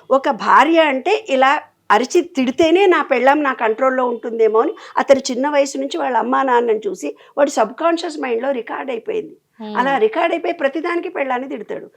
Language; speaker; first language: Telugu; native; Telugu